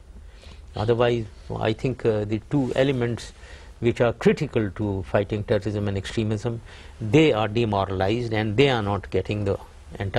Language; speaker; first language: English; non-native, local second language; Urdu